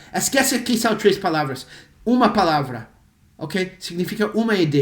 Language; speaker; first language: Portuguese; non-native, fluent; English